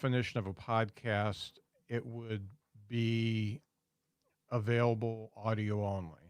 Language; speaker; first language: English; native; English